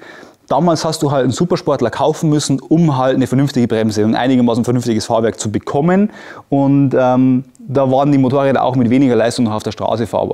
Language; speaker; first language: German; native; German